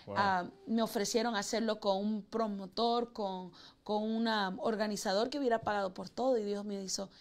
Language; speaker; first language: Spanish; early bilingual, heritage; Spanish